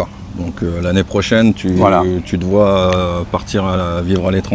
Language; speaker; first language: French; native; French